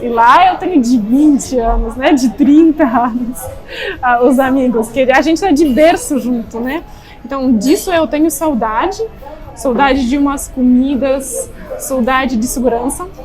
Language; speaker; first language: Portuguese; non-native, fluent; Russian